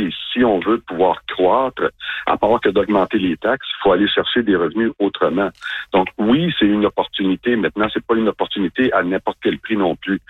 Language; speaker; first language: French; native; French